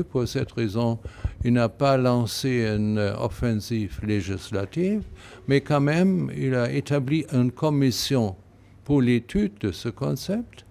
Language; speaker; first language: French; non-native, fluent; German